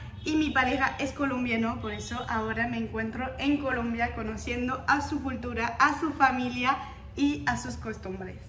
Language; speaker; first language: Spanish; non-native, fluent; French